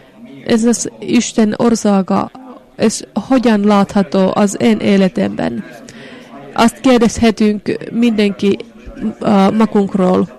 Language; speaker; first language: Hungarian; non-native, fluent; Finnish